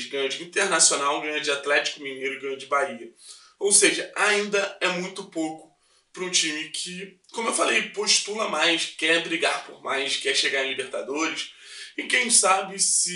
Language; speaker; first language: Portuguese; native; Portuguese